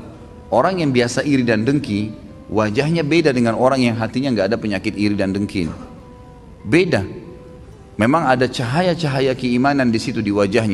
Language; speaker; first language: Indonesian; native; Indonesian